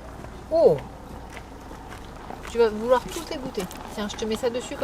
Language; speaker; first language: French; native; French